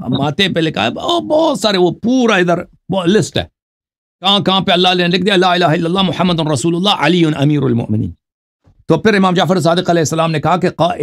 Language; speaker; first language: Urdu; native; Urdu